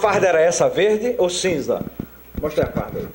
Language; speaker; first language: Portuguese; native; Portuguese